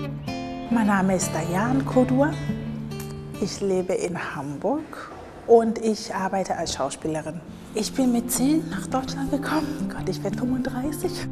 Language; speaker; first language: German; early bilingual, other home language; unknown